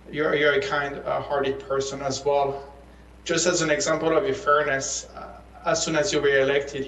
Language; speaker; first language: English; early bilingual, other home language; Persian